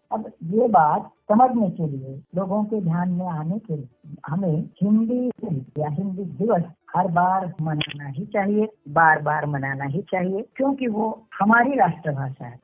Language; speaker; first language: Hindi; non-native, local second language; Marathi